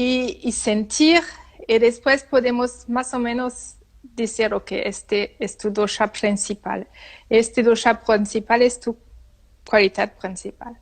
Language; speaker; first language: Spanish; non-native, learner; French